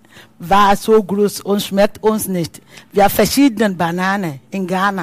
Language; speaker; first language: German; non-native, learner; Akan